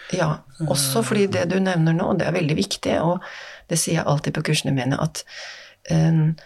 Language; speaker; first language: Norwegian; native; Norwegian